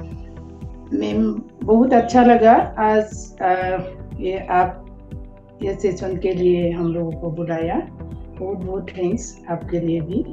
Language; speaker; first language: Hindi; non-native, local second language; Assamese